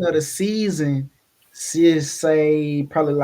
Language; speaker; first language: English; native; English